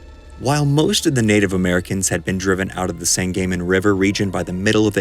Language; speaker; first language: English; native; English